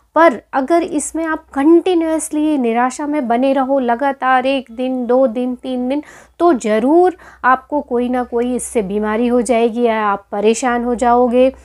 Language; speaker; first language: Hindi; native; Hindi